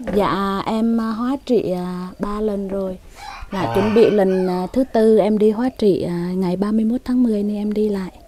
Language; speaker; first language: Vietnamese; non-native, local second language; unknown